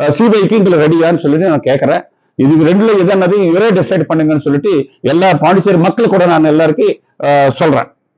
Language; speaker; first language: Tamil; non-native, local second language; Telugu